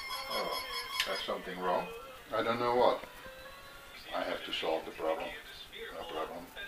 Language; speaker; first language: English; non-native, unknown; Dutch